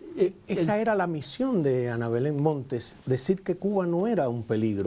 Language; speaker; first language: Spanish; native; Spanish